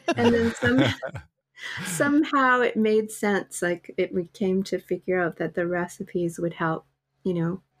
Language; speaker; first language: English; native; English